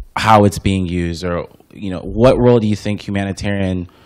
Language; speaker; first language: English; native; English